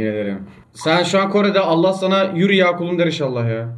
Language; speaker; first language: Turkish; native; Turkish